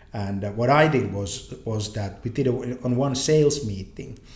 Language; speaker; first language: English; native; English